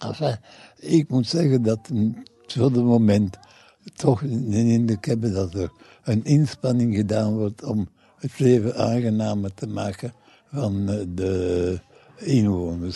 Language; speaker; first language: Dutch; non-native, fluent; English